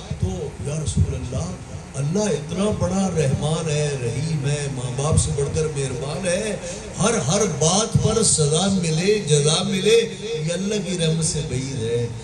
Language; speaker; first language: Urdu; non-native, local second language; Sindhi